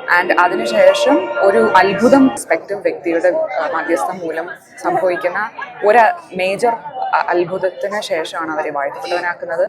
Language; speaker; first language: Malayalam; early bilingual, heritage; Malayalam